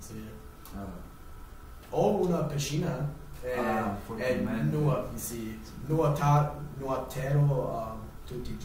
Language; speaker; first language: Italian; non-native, learner; English